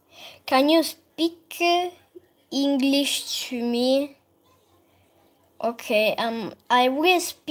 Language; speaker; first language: English; non-native, learner; Italian